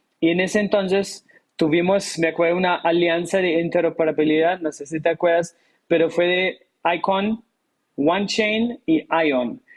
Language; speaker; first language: Spanish; non-native, fluent; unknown